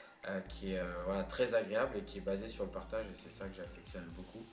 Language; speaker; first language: French; native; French